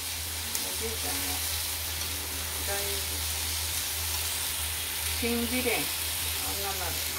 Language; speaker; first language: Japanese; native; Japanese